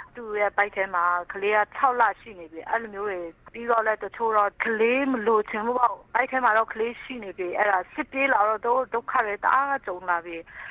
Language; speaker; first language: Burmese; non-native, local second language; Kachin